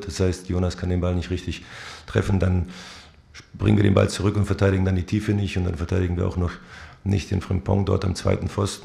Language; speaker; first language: German; native; German